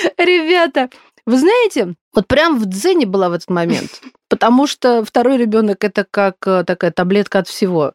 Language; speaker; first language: Russian; native; Russian